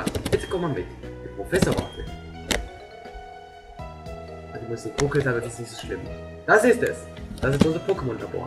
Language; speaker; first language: German; native; German